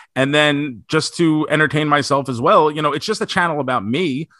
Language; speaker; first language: English; native; English